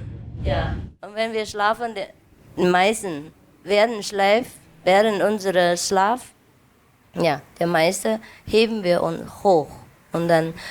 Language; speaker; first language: German; non-native, learner; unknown